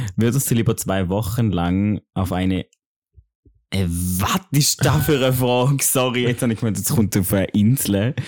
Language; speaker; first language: German; native; German